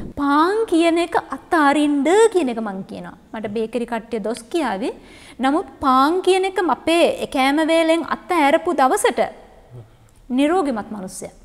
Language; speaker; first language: Sinhala; native; Sinhala